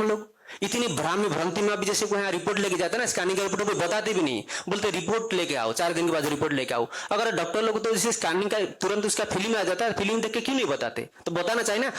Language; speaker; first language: Hindi; non-native, local second language; Odia